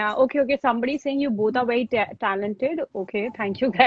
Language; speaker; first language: English; non-native, local second language; Hindi